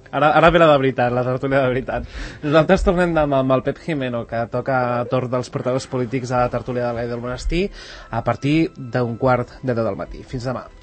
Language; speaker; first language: Catalan; native; Catalan